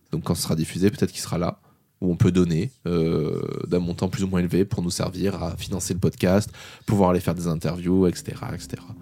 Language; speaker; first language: French; native; French